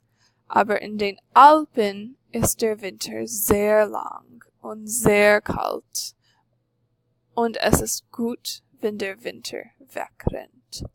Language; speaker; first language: German; non-native, fluent; English